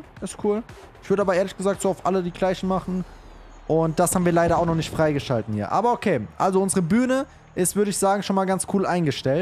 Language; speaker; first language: German; native; German